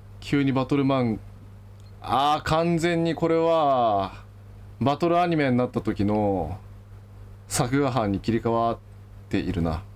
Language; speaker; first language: Japanese; native; Japanese